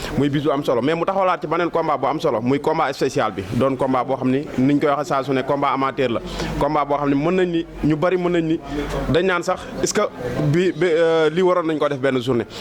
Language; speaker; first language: Wolof; native; Wolof